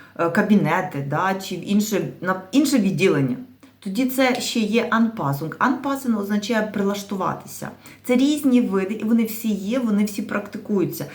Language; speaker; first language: Ukrainian; native; Ukrainian